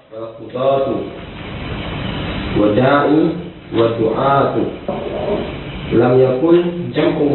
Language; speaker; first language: Arabic; non-native, learner; Indonesian